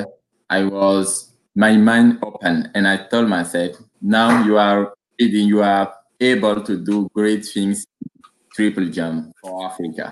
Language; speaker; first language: English; non-native, learner; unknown